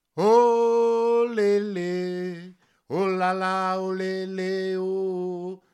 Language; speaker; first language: French; non-native, fluent; Portuguese